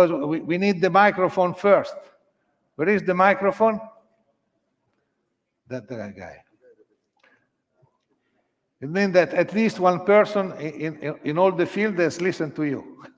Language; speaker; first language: English; non-native, learner; Italian